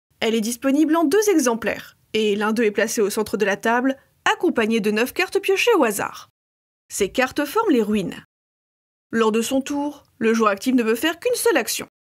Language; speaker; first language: French; native; French